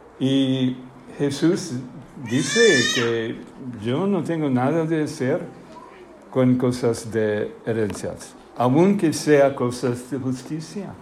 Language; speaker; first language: Spanish; non-native, fluent; English